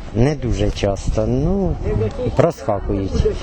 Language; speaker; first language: Ukrainian; native; Ukrainian